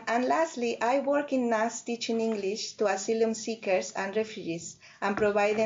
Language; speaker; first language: English; non-native, fluent; Spanish